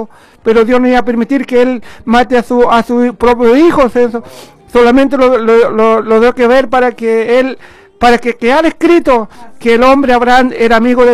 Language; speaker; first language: Spanish; native; Spanish